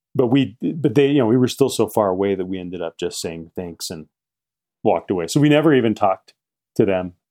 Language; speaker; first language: English; native; English